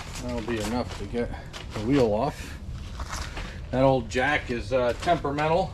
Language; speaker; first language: English; native; English